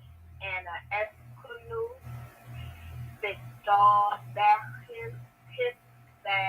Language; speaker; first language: Arabic; non-native, learner; English